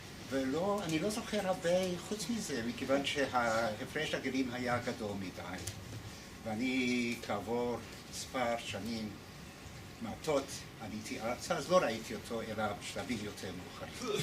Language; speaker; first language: Hebrew; non-native, fluent; English